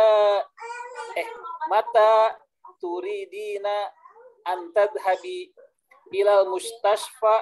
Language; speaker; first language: Arabic; non-native, learner; Indonesian